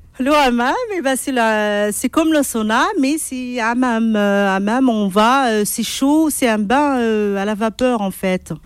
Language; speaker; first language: French; non-native, local second language; Arabic